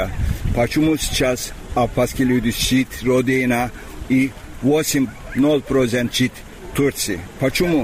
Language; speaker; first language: Russian; non-native, learner; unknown